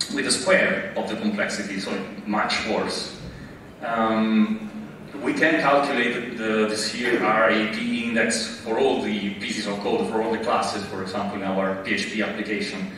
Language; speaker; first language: English; non-native, fluent; Italian